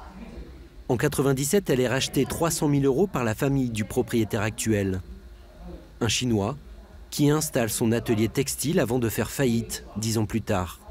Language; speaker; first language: French; native; French